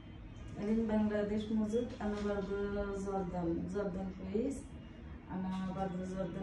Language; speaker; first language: Arabic; non-native, learner; Bangla